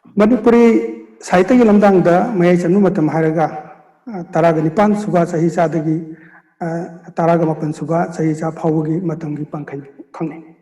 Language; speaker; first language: Manipuri; native; Manipuri